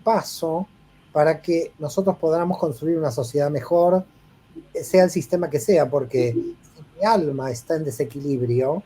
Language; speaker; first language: Spanish; native; Spanish